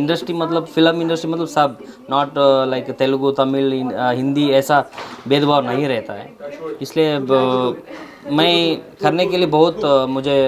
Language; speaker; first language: Hindi; non-native, local second language; Kannada